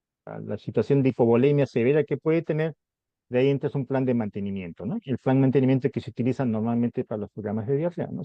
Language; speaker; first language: Spanish; native; Spanish